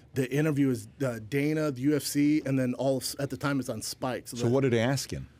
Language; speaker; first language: English; native; English